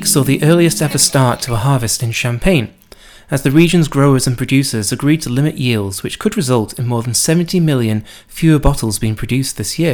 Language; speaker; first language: English; native; English